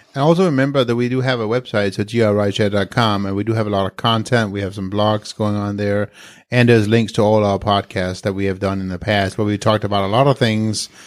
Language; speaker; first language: English; non-native, fluent; Danish